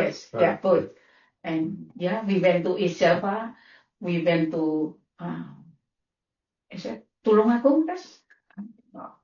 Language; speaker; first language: English; non-native, learner; Indonesian